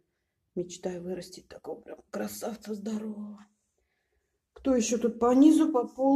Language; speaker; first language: Russian; native; Russian